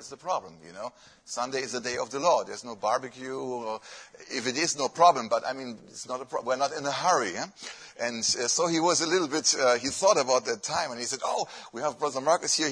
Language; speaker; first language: English; non-native, fluent; German